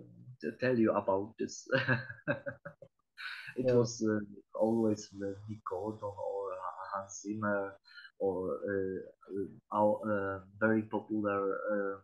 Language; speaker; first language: English; non-native, learner; Polish